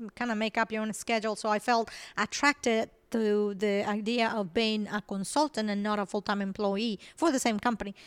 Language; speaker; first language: English; non-native, fluent; Spanish